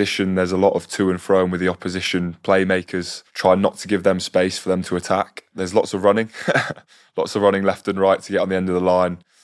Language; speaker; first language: English; native; English